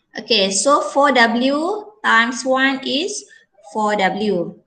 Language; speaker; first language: English; non-native, local second language; Malay